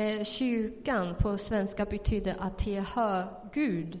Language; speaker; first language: Swedish; non-native, fluent; Chinese